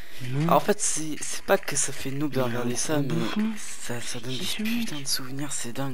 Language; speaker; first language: French; native; French